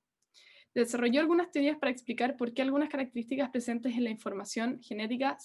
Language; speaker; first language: Spanish; native; Spanish